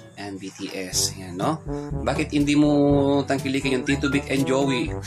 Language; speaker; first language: Filipino; non-native, local second language; Pampanga